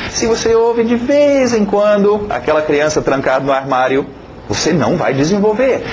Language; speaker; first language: Portuguese; non-native, fluent; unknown